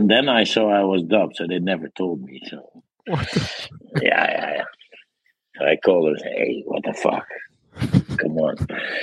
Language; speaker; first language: English; non-native, fluent; Dutch